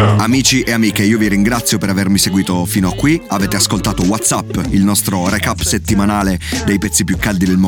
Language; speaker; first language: Italian; native; Italian